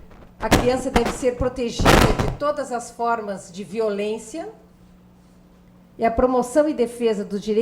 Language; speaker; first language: Portuguese; native; Portuguese